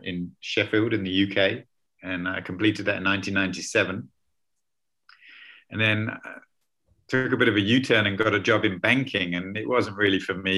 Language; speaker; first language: English; native; English